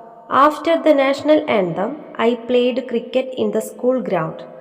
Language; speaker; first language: English; non-native, local second language; Malayalam